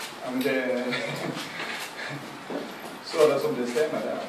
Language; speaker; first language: Swedish; non-native, fluent; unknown